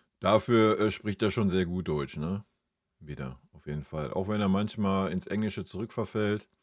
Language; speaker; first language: German; native; German